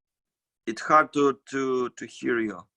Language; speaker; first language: English; non-native, fluent; Russian